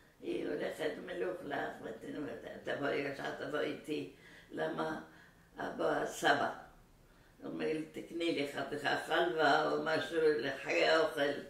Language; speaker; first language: Hebrew; non-native, fluent; Arabic